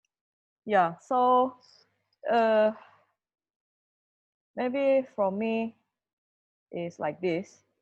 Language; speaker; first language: English; non-native, fluent; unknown